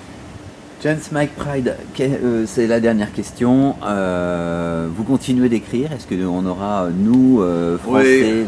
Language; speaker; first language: French; native; French